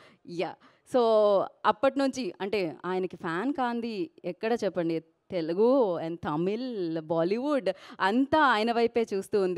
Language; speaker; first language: Telugu; native; Telugu